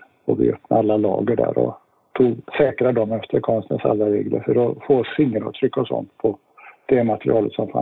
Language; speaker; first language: Swedish; native; Swedish